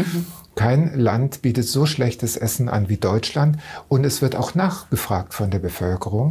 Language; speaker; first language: German; native; German